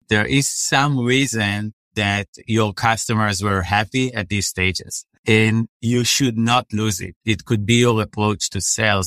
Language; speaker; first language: English; non-native, fluent; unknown